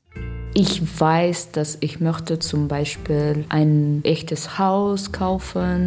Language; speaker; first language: German; non-native, learner; Russian